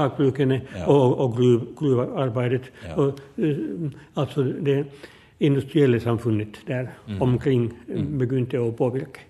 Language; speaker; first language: Norwegian; non-native, fluent; Finnish